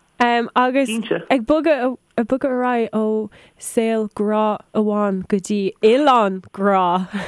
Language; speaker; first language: Irish; non-native, local second language; English